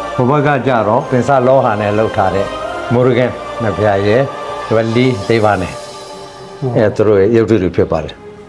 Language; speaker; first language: Burmese; non-native, local second language; Tamil